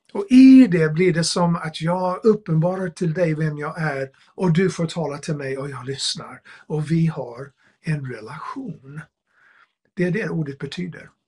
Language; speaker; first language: Swedish; non-native, fluent; English